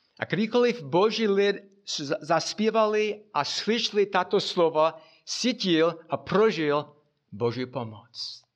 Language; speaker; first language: Czech; non-native, fluent; English